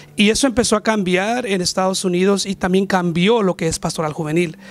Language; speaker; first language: Spanish; early bilingual, heritage; Spanish